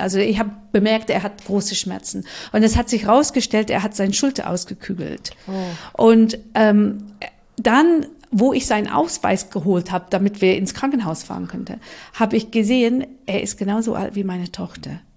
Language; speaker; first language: German; non-native, fluent; English